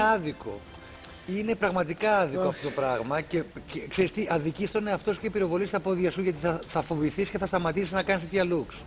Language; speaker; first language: Greek; native; Greek